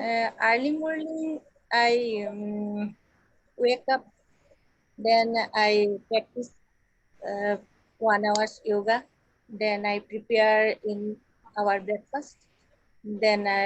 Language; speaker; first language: English; non-native, learner; Assamese